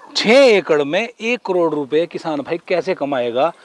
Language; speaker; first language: Hindi; native; Hindi